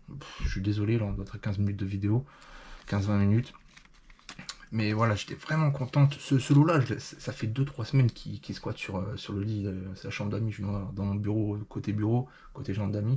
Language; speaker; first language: French; native; French